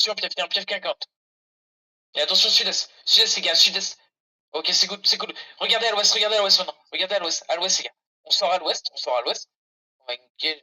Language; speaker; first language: French; native; French